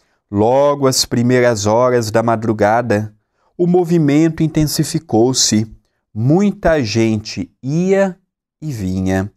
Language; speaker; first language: Portuguese; native; Portuguese